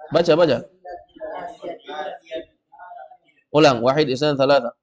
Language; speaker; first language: Arabic; non-native, fluent; Indonesian